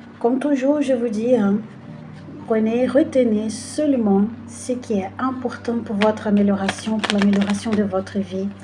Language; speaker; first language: French; non-native, fluent; Portuguese